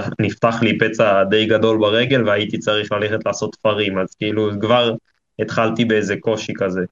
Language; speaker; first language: Hebrew; native; Hebrew